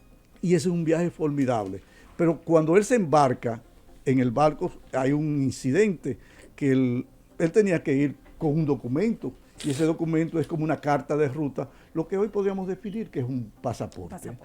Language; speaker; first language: Spanish; native; Spanish